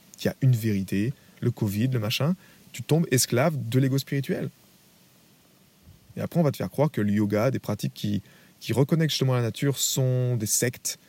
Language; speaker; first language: French; native; French